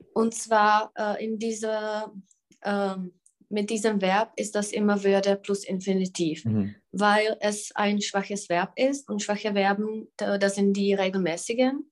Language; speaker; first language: German; non-native, fluent; Czech